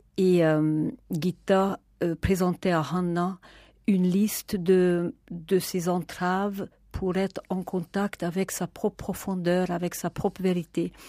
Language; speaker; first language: French; non-native, fluent; Hungarian